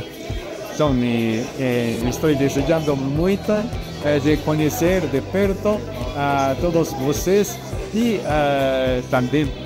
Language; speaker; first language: Portuguese; non-native, fluent; Japanese